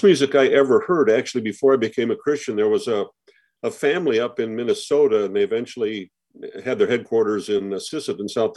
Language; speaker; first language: English; native; English